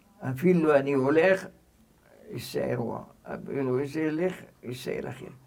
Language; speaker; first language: Hebrew; non-native, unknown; Arabic